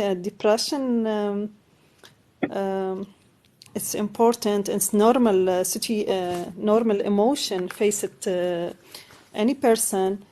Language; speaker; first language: English; non-native, learner; Arabic